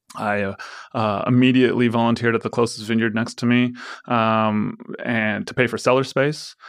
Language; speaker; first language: English; native; English